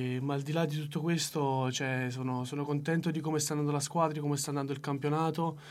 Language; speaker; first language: Italian; early bilingual, other home language; Ukrainian